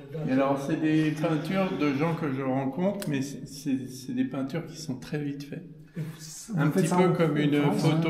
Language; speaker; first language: French; native; French